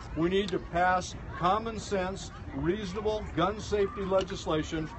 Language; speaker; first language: English; native; English